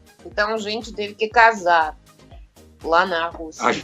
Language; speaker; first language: Portuguese; non-native, fluent; Russian